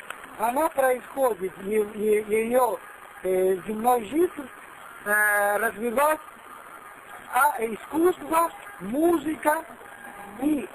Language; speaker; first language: Russian; non-native, learner; Italian